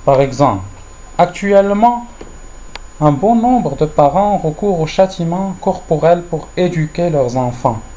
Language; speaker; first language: French; non-native, local second language; Arabic